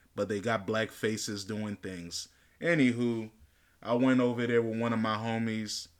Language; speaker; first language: English; native; English